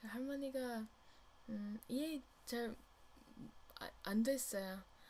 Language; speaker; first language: Korean; non-native, learner; English